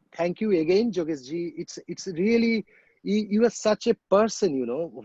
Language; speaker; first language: English; non-native, local second language; Bangla